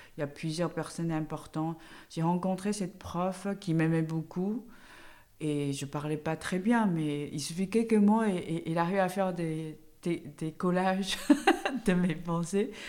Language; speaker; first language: French; non-native, fluent; Chinese